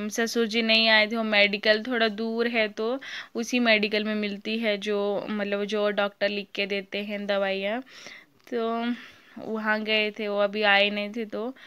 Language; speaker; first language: Hindi; native; Hindi